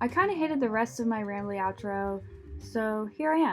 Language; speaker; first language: English; native; English